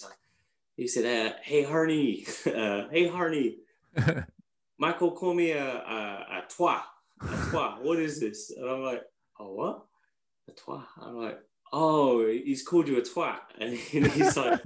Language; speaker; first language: English; native; English